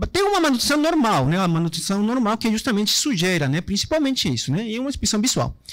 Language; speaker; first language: Portuguese; non-native, fluent; Spanish